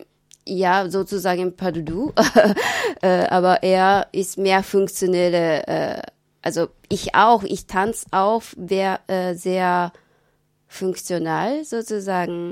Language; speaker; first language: German; non-native, learner; Japanese